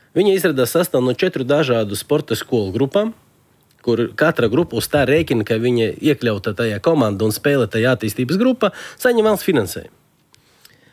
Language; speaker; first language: Latvian; non-native, local second language; Russian